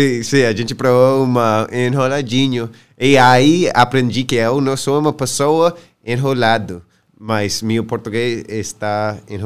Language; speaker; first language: Portuguese; non-native, learner; English